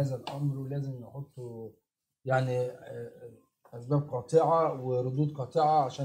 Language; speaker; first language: Arabic; native; Arabic